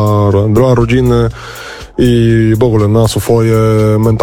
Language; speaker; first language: Polish; non-native, fluent; Spanish